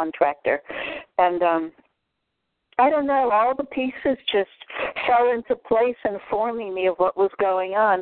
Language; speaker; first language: English; native; English